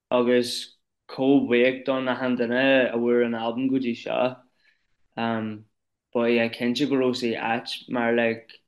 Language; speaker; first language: Irish; non-native, local second language; English